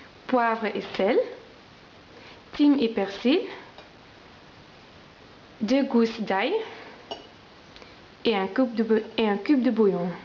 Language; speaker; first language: French; non-native, learner; Dutch